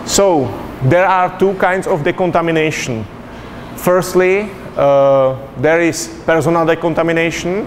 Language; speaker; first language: English; non-native, fluent; Czech